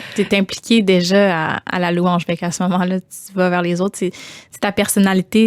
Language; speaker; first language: French; native; French